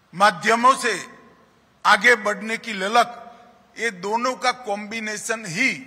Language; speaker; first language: Hindi; non-native, local second language; Gujarati